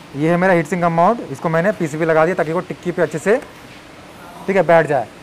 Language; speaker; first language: Hindi; native; Hindi